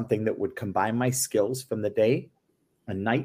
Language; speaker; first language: English; native; English